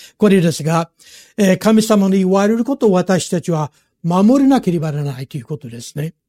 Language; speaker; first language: Japanese; non-native, fluent; English